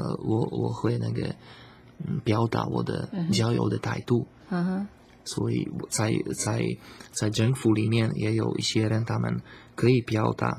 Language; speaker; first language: Chinese; non-native, learner; Slovak